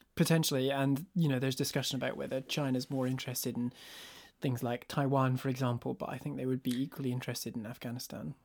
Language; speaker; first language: English; native; English